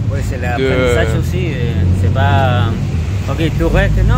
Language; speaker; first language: French; non-native, learner; Spanish